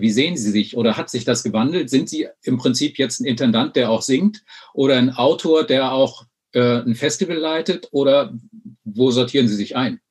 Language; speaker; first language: German; native; German